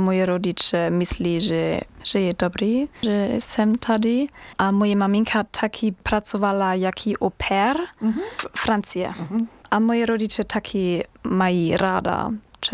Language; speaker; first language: Czech; non-native, learner; German